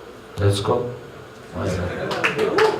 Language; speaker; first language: English; non-native, learner; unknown